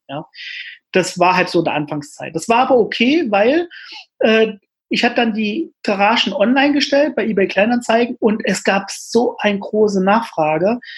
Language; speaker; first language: German; native; German